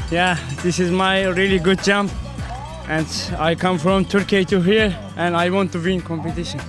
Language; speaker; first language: English; non-native, learner; Turkish